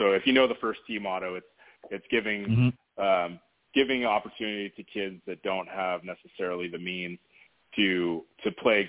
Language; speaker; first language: English; native; English